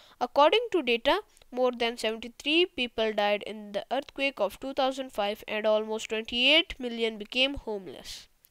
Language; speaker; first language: English; non-native, local second language; Urdu